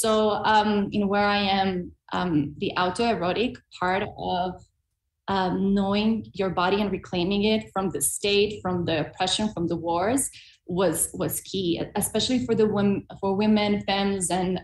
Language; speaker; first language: English; non-native, fluent; Serbian